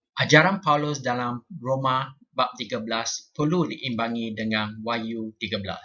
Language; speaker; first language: Malay; non-native, local second language; Chinese